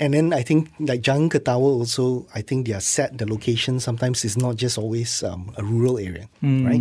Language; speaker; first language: English; non-native, local second language; Malay